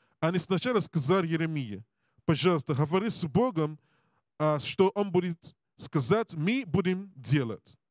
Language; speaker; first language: Russian; non-native, learner; English